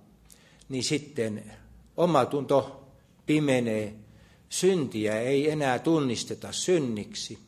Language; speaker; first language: Finnish; native; Finnish